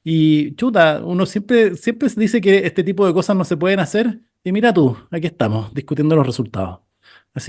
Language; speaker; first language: Spanish; native; Spanish